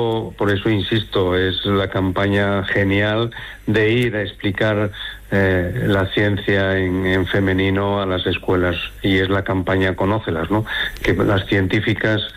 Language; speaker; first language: Spanish; native; Spanish